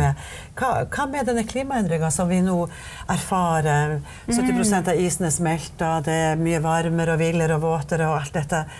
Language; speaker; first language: Norwegian; native; Norwegian